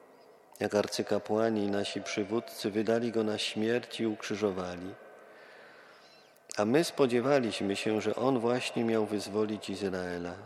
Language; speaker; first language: Polish; native; Polish